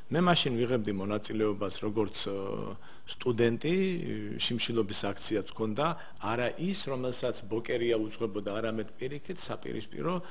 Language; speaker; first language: Georgian; native; Georgian